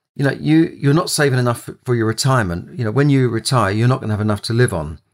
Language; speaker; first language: English; native; English